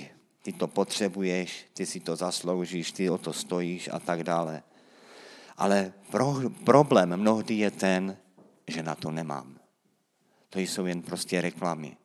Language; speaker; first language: Czech; native; Czech